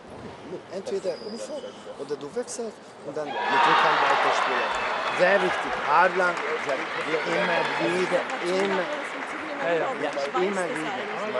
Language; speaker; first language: German; non-native, learner; Chinese